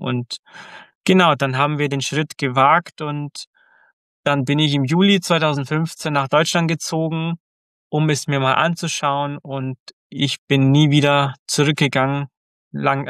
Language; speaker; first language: German; early bilingual, other home language; Croatian